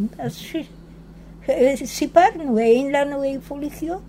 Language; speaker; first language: Hebrew; non-native, fluent; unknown